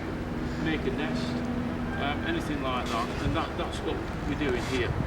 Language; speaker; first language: English; native; English